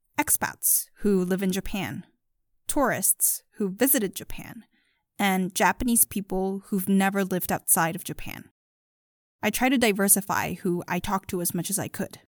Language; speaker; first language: English; early bilingual, other home language; Japanese